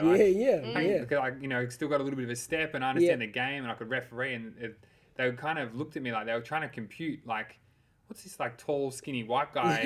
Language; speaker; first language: English; native; English